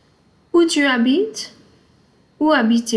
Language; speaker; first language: French; non-native, fluent; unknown